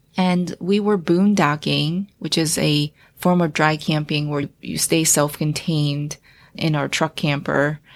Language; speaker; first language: English; early bilingual, other home language; Chinese